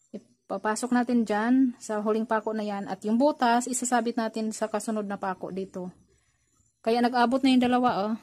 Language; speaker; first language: Filipino; native; Filipino